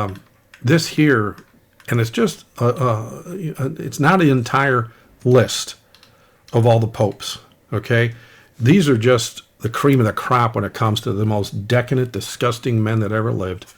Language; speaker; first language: English; native; English